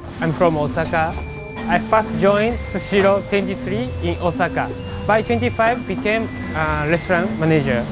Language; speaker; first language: English; non-native, learner; Japanese